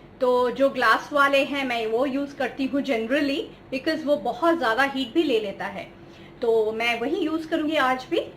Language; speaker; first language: Hindi; non-native, local second language; Bangla